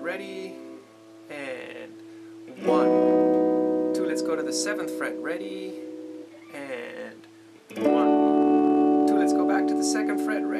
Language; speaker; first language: English; native; English